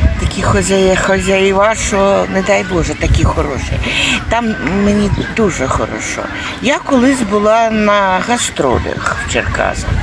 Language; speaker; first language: Ukrainian; non-native, local second language; Russian